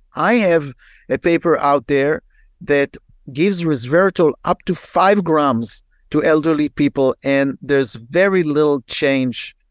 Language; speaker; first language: English; non-native, fluent; Hebrew